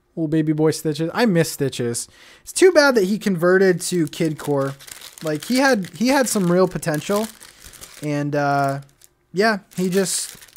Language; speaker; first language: English; native; English